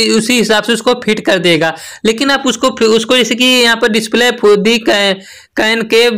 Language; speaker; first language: Hindi; native; Hindi